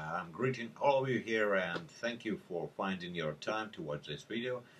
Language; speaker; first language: English; non-native, fluent; Russian